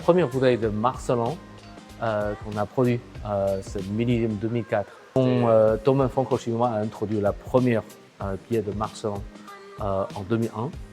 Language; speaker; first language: French; non-native, fluent; Chinese